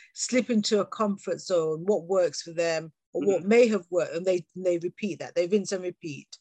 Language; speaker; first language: English; native; English